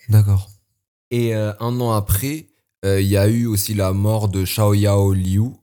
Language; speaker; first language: French; native; French